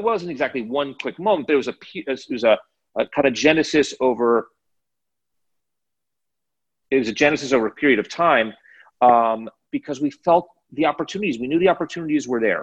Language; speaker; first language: English; native; English